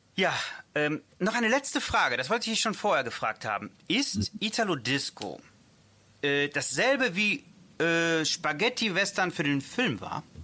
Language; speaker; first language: German; early bilingual, other home language; Italian